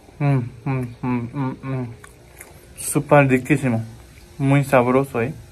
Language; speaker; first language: Spanish; non-native, learner; Japanese